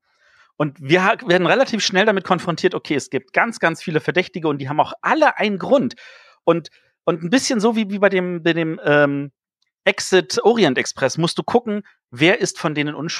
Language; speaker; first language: German; native; German